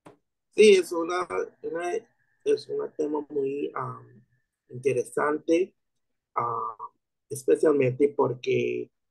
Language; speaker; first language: Spanish; non-native, learner; English